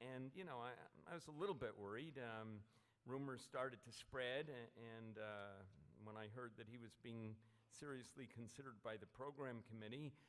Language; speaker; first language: English; native; English